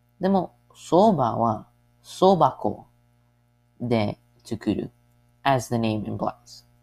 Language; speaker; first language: Japanese; non-native, learner; English